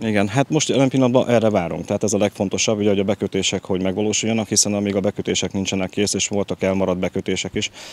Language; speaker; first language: Hungarian; native; Hungarian